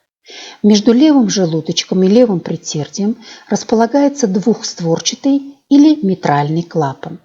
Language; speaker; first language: Russian; native; Russian